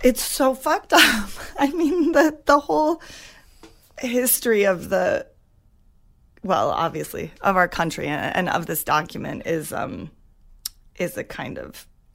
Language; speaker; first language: English; native; English